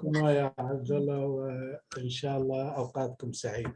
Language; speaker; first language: Arabic; native; Arabic